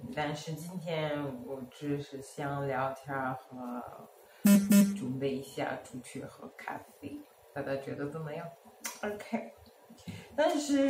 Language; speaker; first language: Chinese; non-native, fluent; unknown